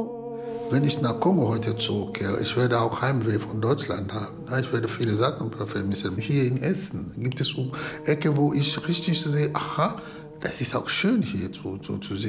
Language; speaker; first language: German; non-native, fluent; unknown